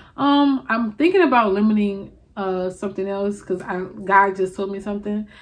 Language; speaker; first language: English; native; English